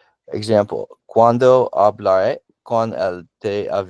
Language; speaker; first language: Spanish; non-native, learner; English